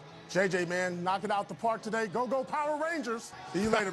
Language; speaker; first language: English; native; English